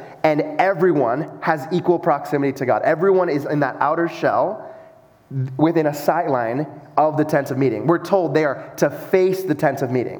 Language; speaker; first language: English; native; English